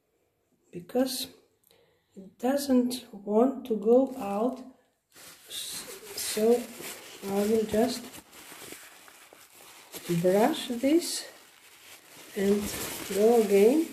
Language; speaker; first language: English; non-native, learner; Slovenian